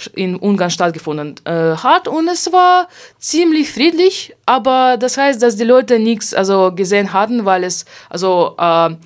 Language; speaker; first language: German; non-native, fluent; Hungarian